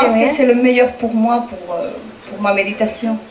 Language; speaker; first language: French; non-native, learner; Spanish